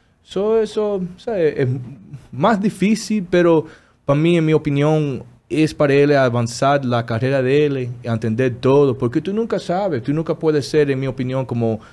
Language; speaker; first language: Spanish; non-native, learner; Portuguese